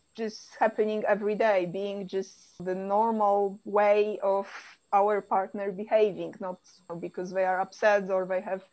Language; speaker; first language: English; non-native, fluent; Polish